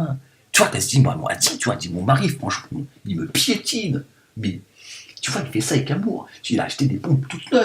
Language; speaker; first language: French; native; French